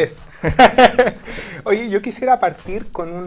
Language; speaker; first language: Spanish; native; Spanish